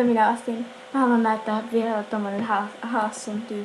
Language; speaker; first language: Finnish; early bilingual, heritage; Finnish